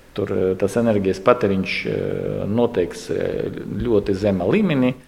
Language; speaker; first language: Latvian; non-native, local second language; Russian